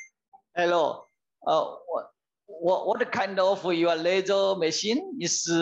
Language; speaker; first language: English; non-native, learner; Chinese